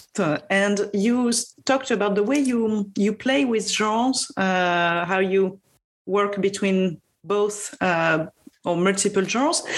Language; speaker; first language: English; non-native, fluent; French